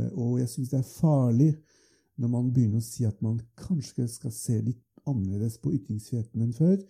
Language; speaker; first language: Norwegian; non-native, fluent; French